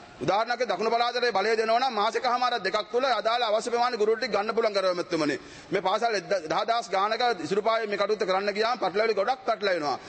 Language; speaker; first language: Sinhala; native; Sinhala